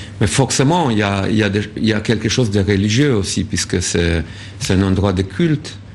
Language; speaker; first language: French; non-native, fluent; Romanian